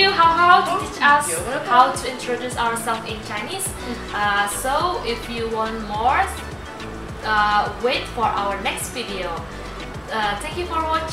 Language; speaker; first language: English; non-native, learner; Indonesian